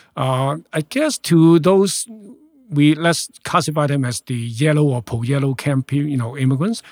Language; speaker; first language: English; non-native, local second language; Cantonese